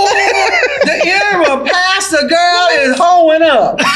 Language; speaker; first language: English; native; English